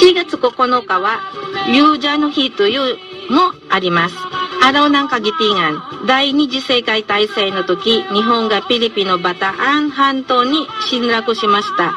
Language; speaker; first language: Japanese; non-native, fluent; Filipino